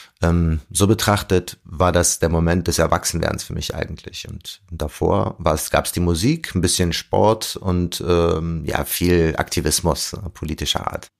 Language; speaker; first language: German; early bilingual, other home language; Arabic